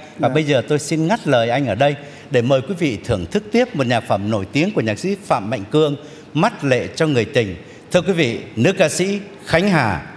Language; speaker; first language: Vietnamese; native; Vietnamese